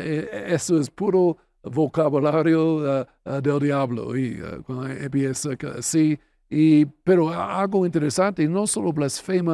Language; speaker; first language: Spanish; non-native, fluent; English